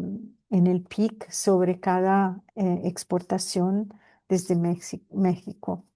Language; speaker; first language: Spanish; non-native, fluent; Italian